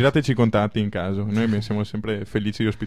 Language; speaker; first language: Italian; native; Italian